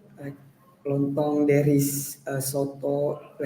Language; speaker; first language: English; non-native, learner; Indonesian